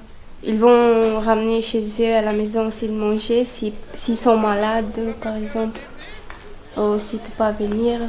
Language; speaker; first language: French; non-native, learner; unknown